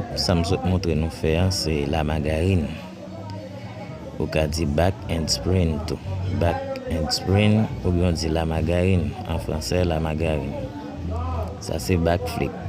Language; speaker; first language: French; non-native, local second language; Haitian Creole